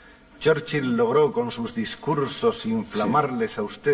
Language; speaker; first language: Spanish; native; Spanish